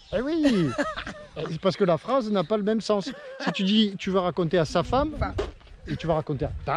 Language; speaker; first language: French; native; French